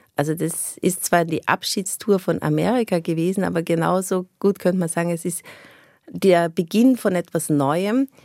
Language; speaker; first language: German; native; German